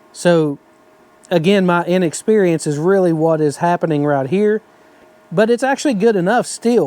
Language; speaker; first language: English; native; English